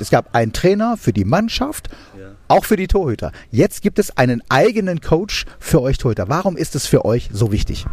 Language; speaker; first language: German; native; German